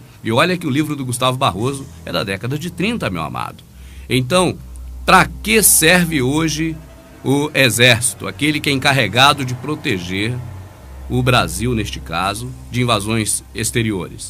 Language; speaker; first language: Portuguese; native; Portuguese